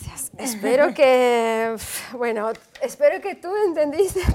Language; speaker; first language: Spanish; non-native, fluent; Uzbek